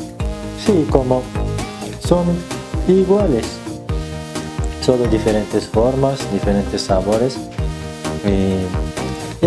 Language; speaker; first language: Spanish; non-native, learner; Turkish